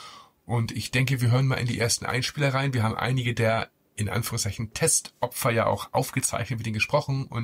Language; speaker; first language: German; native; German